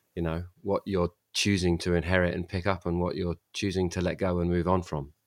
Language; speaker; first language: English; native; English